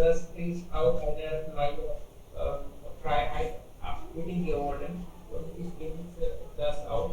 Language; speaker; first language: German; non-native, learner; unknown